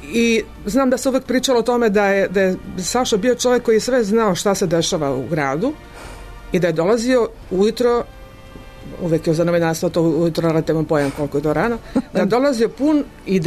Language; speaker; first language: Serbian; native; Serbian